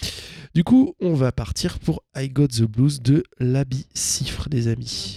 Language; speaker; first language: French; native; French